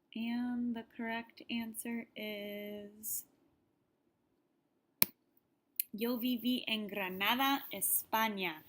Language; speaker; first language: Spanish; non-native, fluent; English